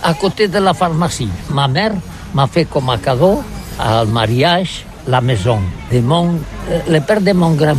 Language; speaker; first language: French; non-native, learner; Catalan